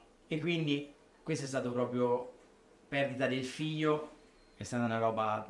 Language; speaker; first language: Italian; native; Italian